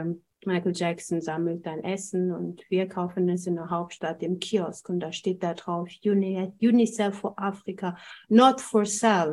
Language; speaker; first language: German; non-native, fluent; Amharic